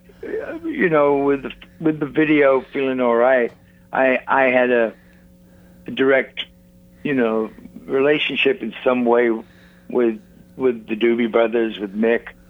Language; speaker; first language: English; native; English